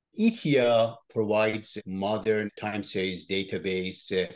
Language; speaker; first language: English; non-native, fluent; Persian